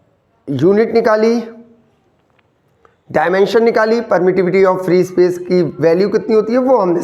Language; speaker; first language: Hindi; native; Hindi